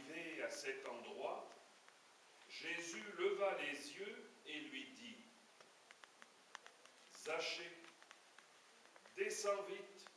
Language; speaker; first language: French; native; French